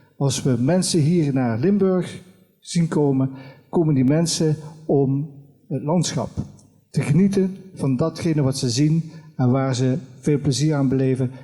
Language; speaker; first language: Dutch; native; Dutch